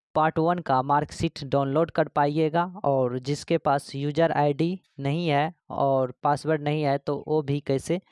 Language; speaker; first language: Hindi; native; Hindi